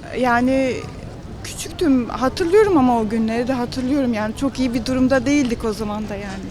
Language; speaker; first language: Turkish; native; Turkish